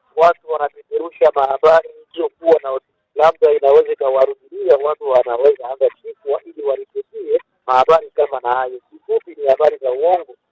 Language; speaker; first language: Swahili; native; Swahili